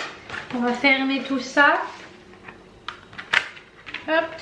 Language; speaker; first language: French; native; French